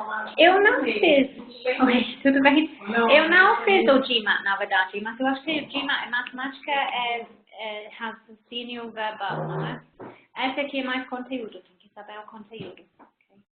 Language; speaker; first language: Portuguese; non-native, fluent; English